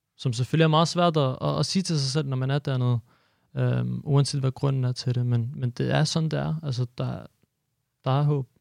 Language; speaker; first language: Danish; early bilingual, other home language; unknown